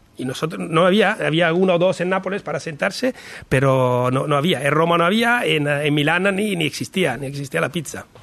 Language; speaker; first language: Spanish; non-native, fluent; Italian